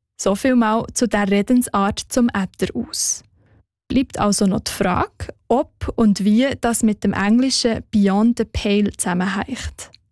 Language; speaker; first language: German; native; German